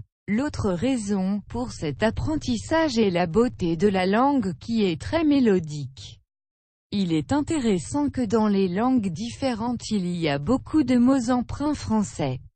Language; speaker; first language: French; non-native, learner; Russian